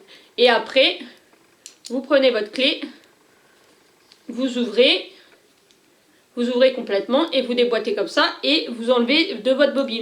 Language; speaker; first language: French; native; French